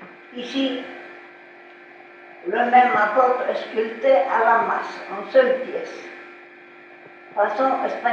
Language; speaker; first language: French; non-native, local second language; Basque